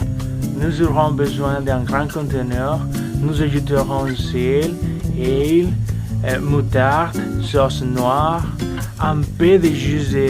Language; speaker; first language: French; non-native, learner; Spanish